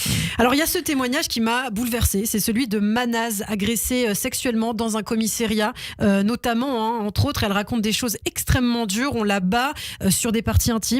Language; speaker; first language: French; native; French